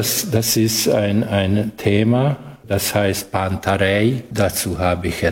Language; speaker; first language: German; non-native, local second language; Hungarian